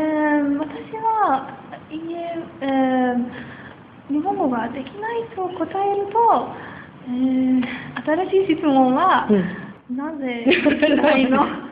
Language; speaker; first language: Japanese; non-native, learner; Persian